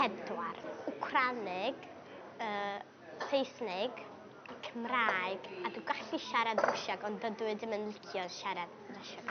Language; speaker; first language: Welsh; early bilingual, other home language; Ukrainian